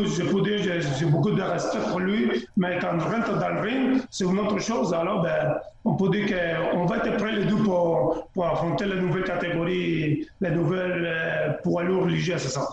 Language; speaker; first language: French; non-native, fluent; Spanish